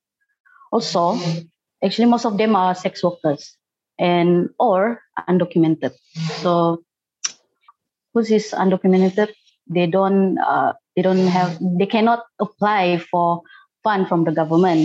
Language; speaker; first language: English; non-native, local second language; Malay